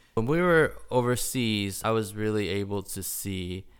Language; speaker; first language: English; early bilingual, other home language; Chinese